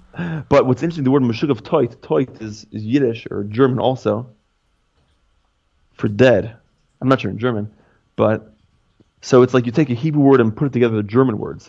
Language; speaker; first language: English; native; English